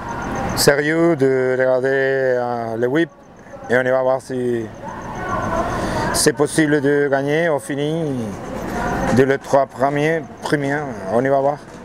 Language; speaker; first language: French; non-native, learner; Spanish